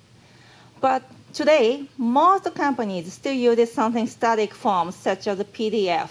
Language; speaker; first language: English; non-native, fluent; Japanese